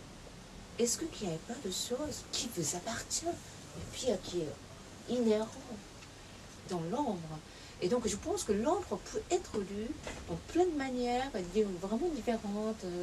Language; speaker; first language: French; non-native, fluent; Japanese